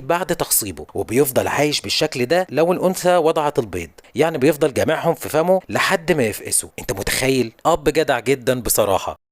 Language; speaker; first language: Arabic; native; Arabic